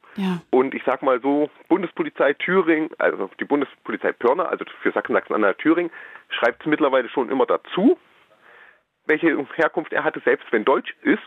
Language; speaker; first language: German; native; German